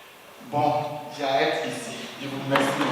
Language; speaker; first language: French; non-native, learner; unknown